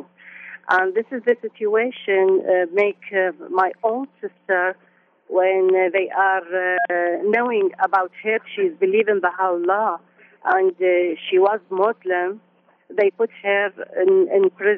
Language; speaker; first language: English; non-native, learner; Arabic